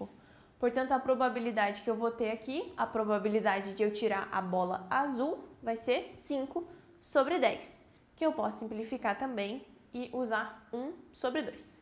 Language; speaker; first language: Portuguese; native; Portuguese